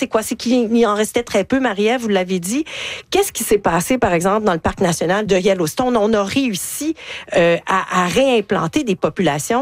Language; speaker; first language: French; native; French